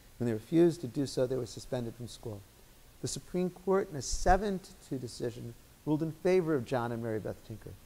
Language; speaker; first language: English; native; English